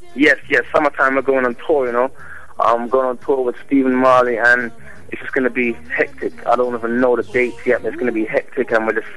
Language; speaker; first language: English; native; English